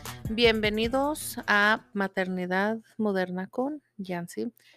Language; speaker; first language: Spanish; early bilingual, heritage; Spanish